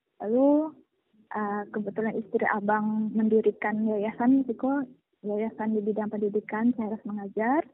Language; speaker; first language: Indonesian; native; Indonesian